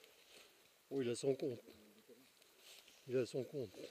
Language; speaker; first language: French; native; French